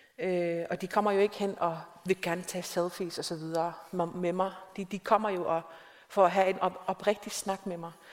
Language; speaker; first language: Danish; non-native, local second language; Kalaallisut